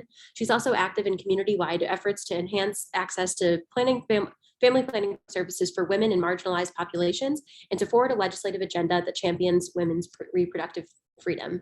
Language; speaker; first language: English; native; English